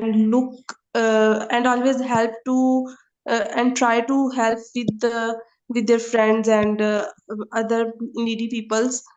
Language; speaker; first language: English; non-native, learner; Urdu